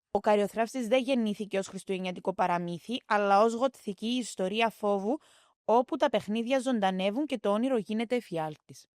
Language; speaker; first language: Greek; native; Greek